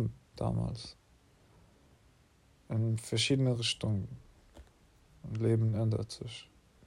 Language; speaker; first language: German; non-native, learner; English